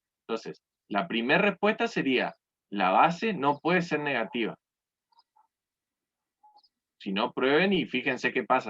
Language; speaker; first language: Spanish; native; Spanish